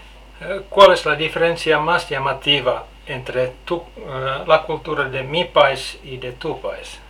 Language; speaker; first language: Spanish; non-native, learner; Finnish